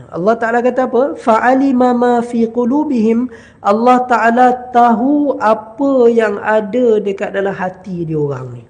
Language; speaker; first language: Malay; native; Malay